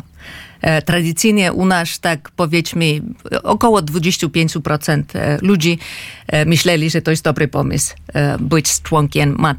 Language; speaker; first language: Polish; non-native, fluent; Finnish